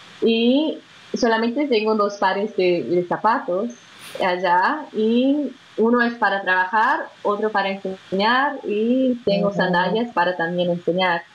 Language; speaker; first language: Spanish; non-native, fluent; Portuguese